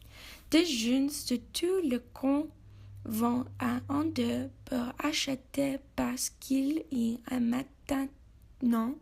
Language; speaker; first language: French; non-native, learner; English